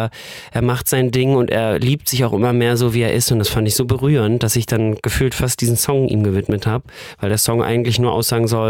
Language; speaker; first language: German; native; German